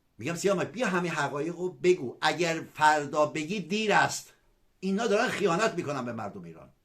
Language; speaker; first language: Persian; non-native, local second language; Azerbaijani